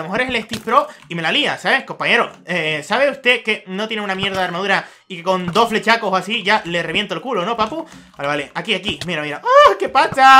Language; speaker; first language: Spanish; native; Spanish